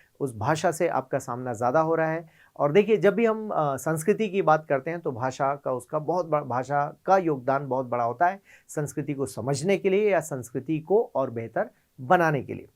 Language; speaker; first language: Hindi; native; Hindi